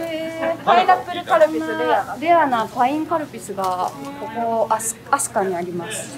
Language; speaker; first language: Japanese; native; Japanese